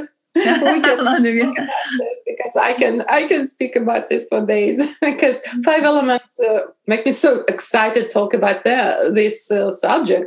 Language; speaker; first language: English; non-native, fluent; Russian